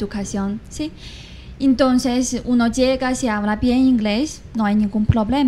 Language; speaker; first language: Spanish; non-native, fluent; Chinese